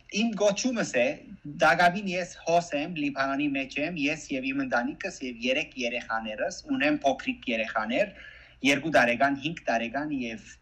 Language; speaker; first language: Armenian; early bilingual, heritage; Armenian